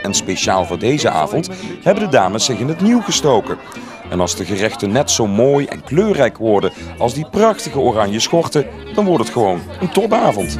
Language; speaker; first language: Dutch; native; Dutch